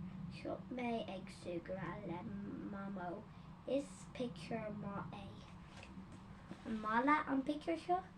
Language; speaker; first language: Irish; non-native, learner; English